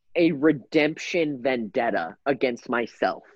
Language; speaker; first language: English; native; English